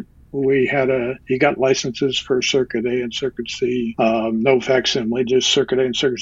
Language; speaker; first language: English; native; English